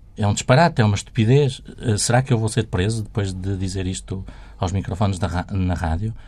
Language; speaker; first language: Portuguese; native; Portuguese